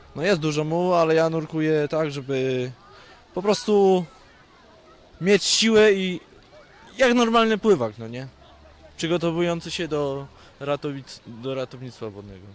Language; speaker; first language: Polish; native; Polish